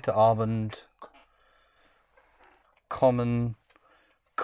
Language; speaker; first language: German; non-native, learner; English